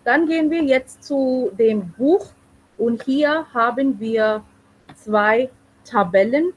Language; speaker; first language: German; non-native, fluent; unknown